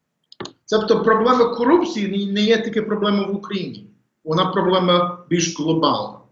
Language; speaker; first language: Ukrainian; early bilingual, heritage; English